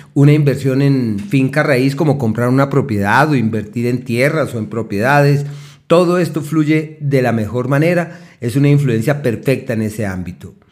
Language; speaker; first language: Spanish; native; Spanish